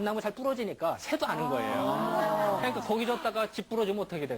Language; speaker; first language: Korean; native; Korean